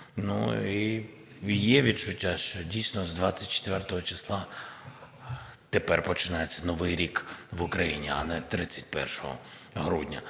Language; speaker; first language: Ukrainian; non-native, local second language; Russian